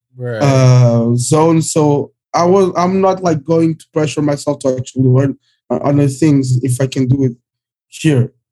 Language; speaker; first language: English; early bilingual, other home language; Portuguese